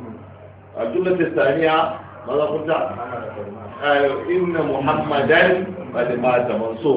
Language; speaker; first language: Arabic; non-native, fluent; Hausa